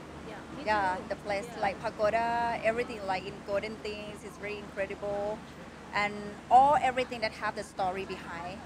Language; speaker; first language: English; non-native, fluent; Thai